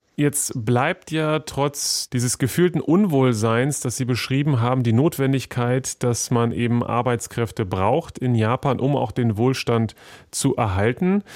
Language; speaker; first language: German; native; German